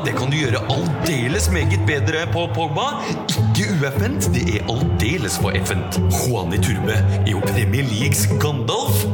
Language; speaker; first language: Norwegian; native; Norwegian